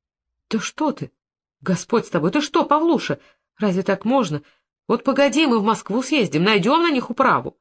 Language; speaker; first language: Russian; native; Russian